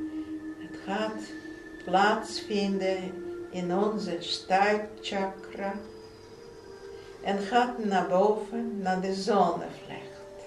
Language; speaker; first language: Dutch; non-native, fluent; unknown